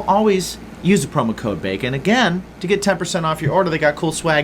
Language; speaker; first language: English; native; English